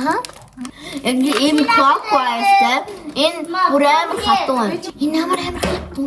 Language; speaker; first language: Mongolian; early bilingual, heritage; Mongolian